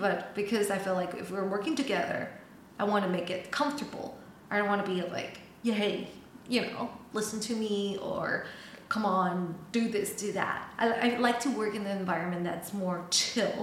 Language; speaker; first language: English; non-native, fluent; Chinese